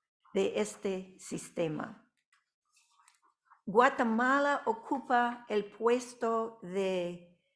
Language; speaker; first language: Spanish; non-native, fluent; English